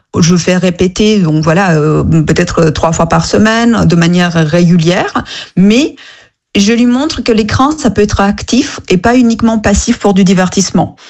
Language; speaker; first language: French; non-native, fluent; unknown